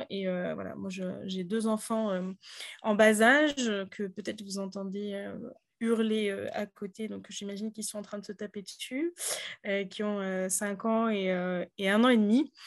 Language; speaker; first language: French; native; French